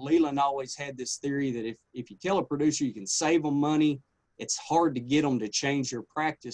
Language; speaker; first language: English; native; English